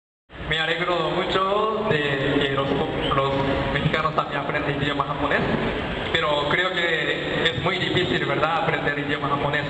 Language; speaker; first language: Spanish; non-native, learner; Japanese